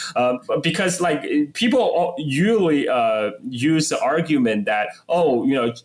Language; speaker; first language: English; non-native, fluent; Chinese